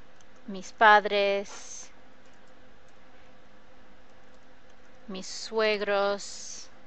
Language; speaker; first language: Spanish; non-native, fluent; English